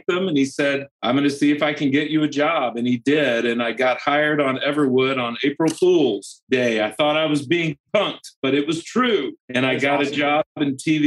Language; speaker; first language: English; native; English